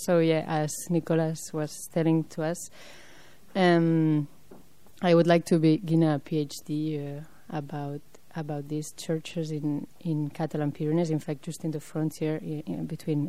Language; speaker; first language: English; non-native, fluent; French